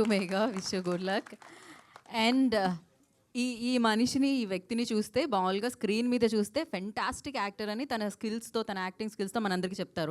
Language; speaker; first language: Telugu; native; Telugu